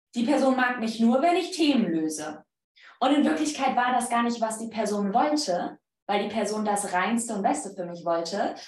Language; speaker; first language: German; non-native, fluent; Polish